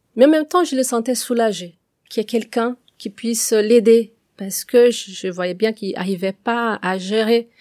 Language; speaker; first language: French; non-native, fluent; Portuguese